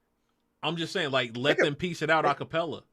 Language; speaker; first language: English; native; English